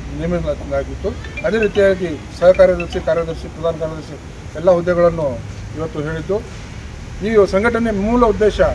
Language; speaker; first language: Kannada; non-native, local second language; Lambadi